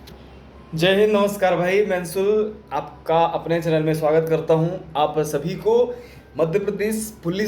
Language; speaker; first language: Hindi; native; Hindi